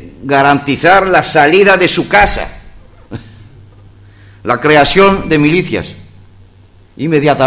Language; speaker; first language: Spanish; non-native, learner; Greek